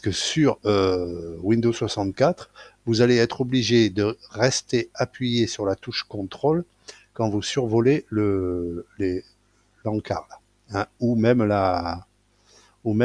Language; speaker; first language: French; native; French